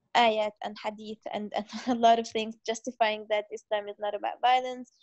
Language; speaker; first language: English; non-native, fluent; Arabic